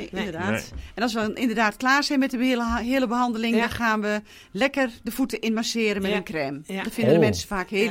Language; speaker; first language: Dutch; native; Dutch